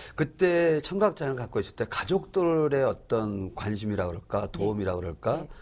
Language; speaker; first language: Korean; native; Korean